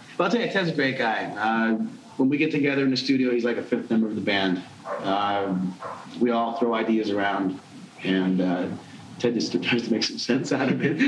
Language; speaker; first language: English; non-native, fluent; Dutch